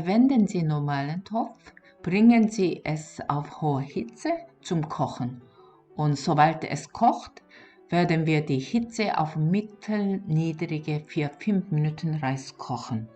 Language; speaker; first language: German; non-native, learner; Korean